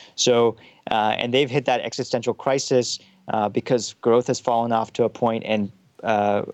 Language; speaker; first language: English; early bilingual, heritage; German